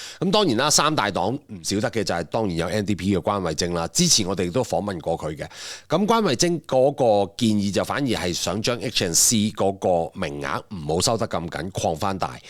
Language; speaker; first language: Cantonese; native; Cantonese